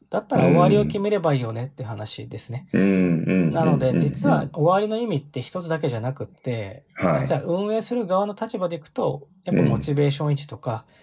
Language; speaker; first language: Japanese; native; Japanese